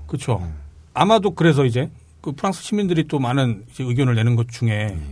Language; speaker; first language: Korean; native; Korean